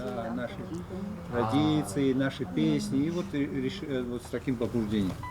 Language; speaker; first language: Russian; native; Russian